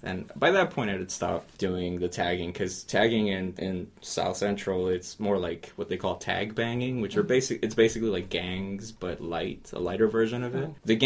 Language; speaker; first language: English; native; English